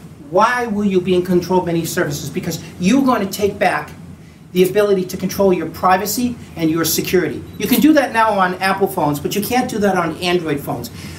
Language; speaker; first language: English; native; English